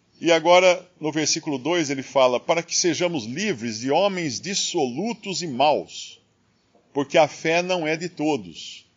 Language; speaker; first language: Portuguese; native; Portuguese